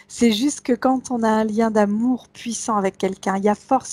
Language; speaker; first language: French; native; French